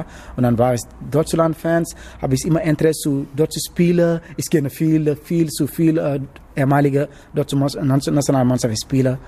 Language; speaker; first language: German; non-native, learner; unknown